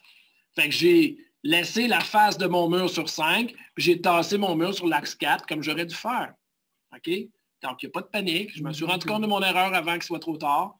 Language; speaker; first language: French; native; French